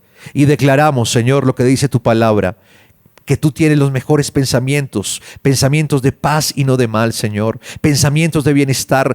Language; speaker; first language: Spanish; native; Spanish